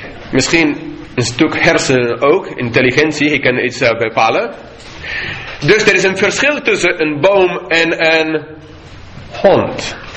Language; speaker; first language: Dutch; non-native, fluent; English